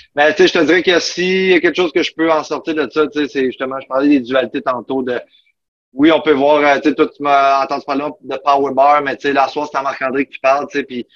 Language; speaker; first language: French; native; French